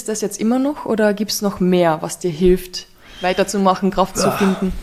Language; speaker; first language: German; native; German